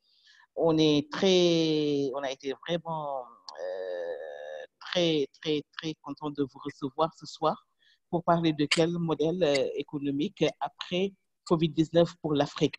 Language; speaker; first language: French; non-native, local second language; Wolof